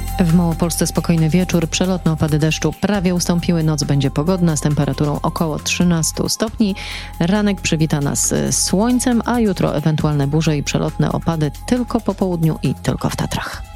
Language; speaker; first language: Polish; native; Polish